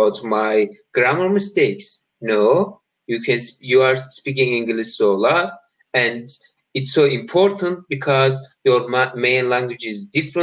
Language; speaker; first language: English; non-native, learner; Turkish